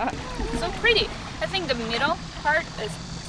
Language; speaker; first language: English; non-native, fluent; Korean